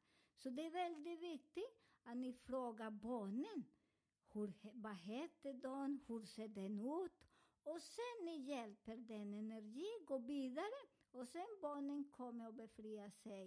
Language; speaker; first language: Swedish; non-native, learner; Spanish